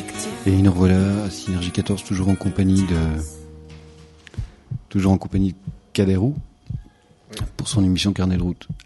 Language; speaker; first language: French; native; French